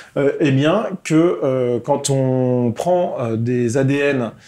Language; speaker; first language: French; native; French